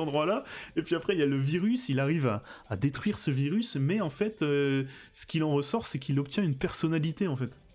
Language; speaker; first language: French; native; French